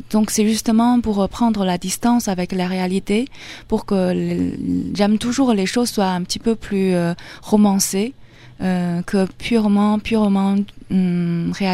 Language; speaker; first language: French; non-native, fluent; Chinese